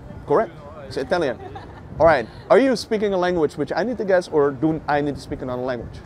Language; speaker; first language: English; non-native, fluent; Dutch